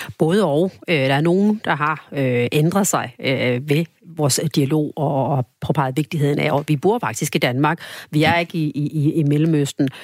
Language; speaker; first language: Danish; early bilingual, other home language; Tamil